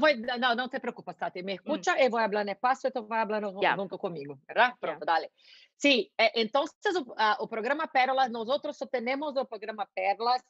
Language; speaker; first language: Spanish; non-native, learner; Portuguese